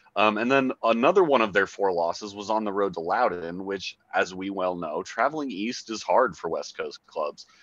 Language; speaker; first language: English; native; English